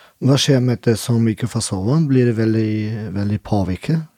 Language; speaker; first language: Norwegian; non-native, learner; German